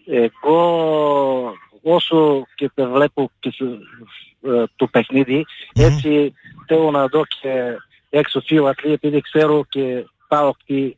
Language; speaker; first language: Greek; non-native, fluent; Bulgarian